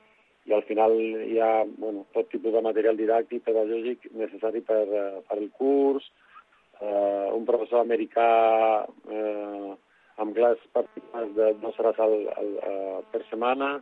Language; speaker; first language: Catalan; non-native, local second language; Spanish